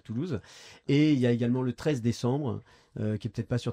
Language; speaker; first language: French; native; French